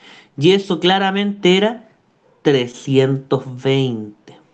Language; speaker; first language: Spanish; native; Spanish